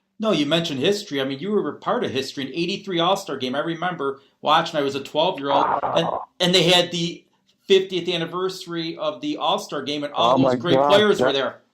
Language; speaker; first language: English; native; English